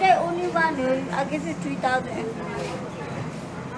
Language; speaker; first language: English; non-native, learner; Burmese